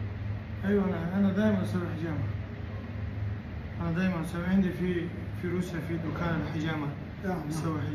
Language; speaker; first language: Arabic; non-native, learner; Tajik